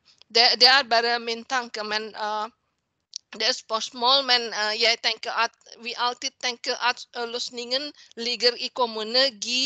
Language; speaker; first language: Norwegian; non-native, learner; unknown